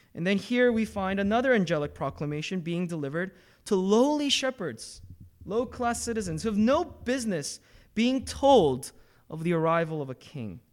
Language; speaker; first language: English; early bilingual, other home language; Korean